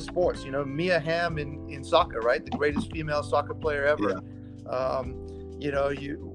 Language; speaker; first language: English; native; English